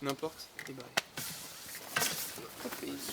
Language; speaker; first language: French; native; French